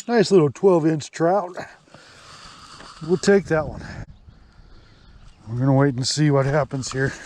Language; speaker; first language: English; native; English